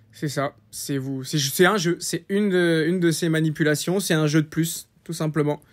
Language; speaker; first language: French; native; French